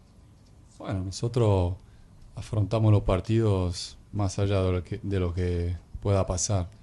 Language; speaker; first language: Spanish; non-native, fluent; Arabic